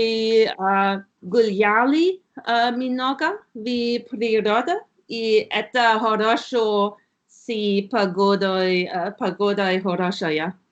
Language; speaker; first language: Russian; non-native, learner; German